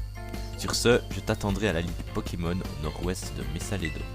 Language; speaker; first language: French; native; French